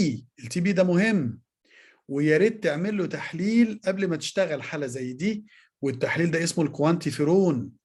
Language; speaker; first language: Arabic; native; Arabic